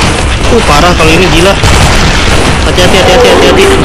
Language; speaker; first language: Indonesian; native; Indonesian